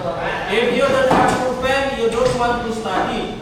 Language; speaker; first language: English; non-native, learner; Indonesian